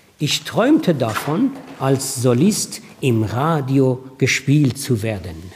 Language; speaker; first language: German; non-native, fluent; Persian